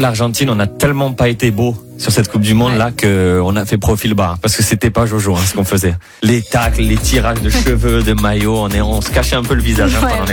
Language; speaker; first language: French; early bilingual, other home language; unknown